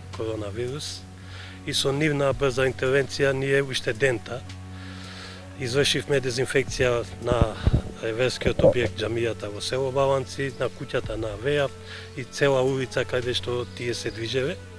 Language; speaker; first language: Macedonian; non-native, local second language; Albanian